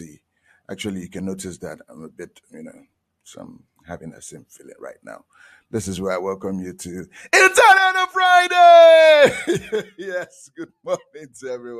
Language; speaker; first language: English; non-native, local second language; Igbo